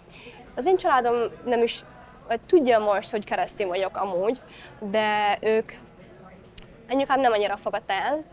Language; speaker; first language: Hungarian; non-native, fluent; Somali